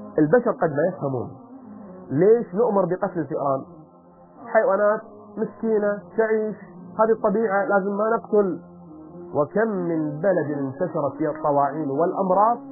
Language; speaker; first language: Arabic; native; Arabic